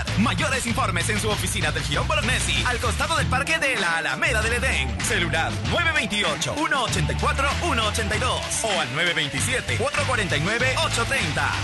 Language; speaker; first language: Spanish; native; Spanish